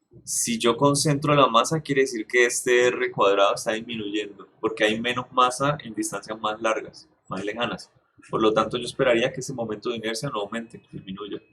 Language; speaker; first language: Spanish; native; Spanish